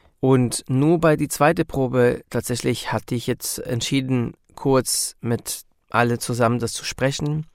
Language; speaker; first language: German; non-native, learner; Hebrew